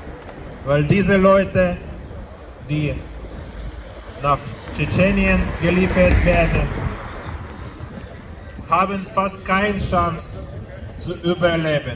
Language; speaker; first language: German; non-native, fluent; Ukrainian